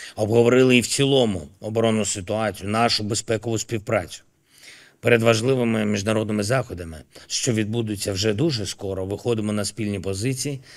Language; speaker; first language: Ukrainian; non-native, local second language; Russian